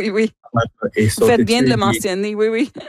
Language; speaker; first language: French; native; French